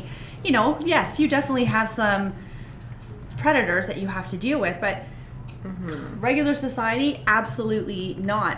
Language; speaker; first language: English; native; English